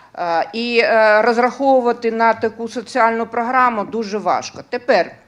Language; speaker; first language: Ukrainian; non-native, local second language; Russian